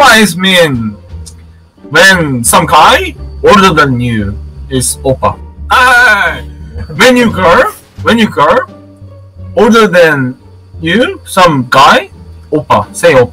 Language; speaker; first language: English; non-native, learner; Korean